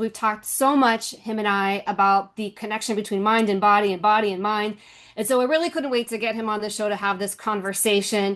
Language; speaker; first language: English; native; English